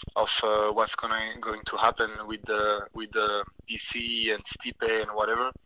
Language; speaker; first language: English; non-native, fluent; French